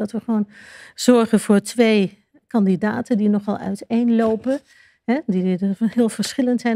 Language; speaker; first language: Dutch; native; Dutch